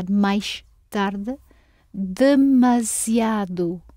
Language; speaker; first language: Portuguese; non-native, fluent; English